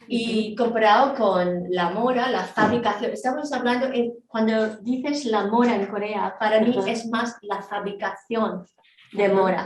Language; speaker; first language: Spanish; non-native, fluent; Korean